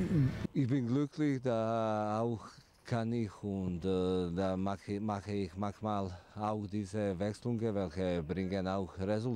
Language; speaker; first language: German; non-native, fluent; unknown